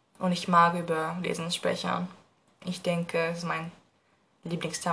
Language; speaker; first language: German; non-native, learner; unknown